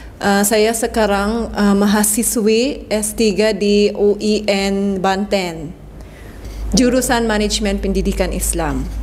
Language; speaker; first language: Indonesian; non-native, fluent; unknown